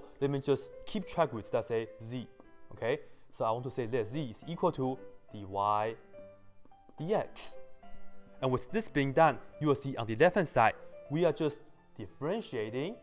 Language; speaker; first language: English; non-native, fluent; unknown